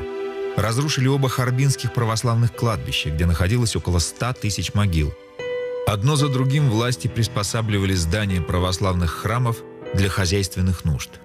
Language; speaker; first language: Russian; native; Russian